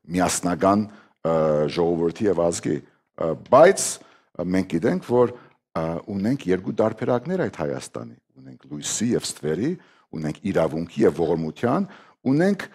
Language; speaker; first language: Armenian; early bilingual, heritage; Armenian